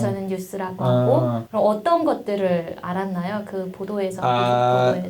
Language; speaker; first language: Korean; native; Korean